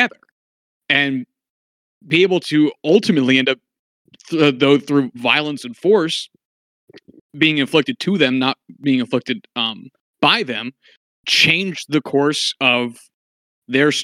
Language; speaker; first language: English; native; English